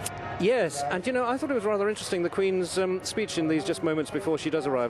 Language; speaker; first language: English; native; English